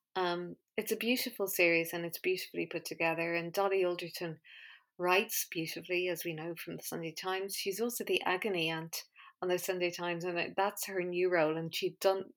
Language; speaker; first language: English; native; English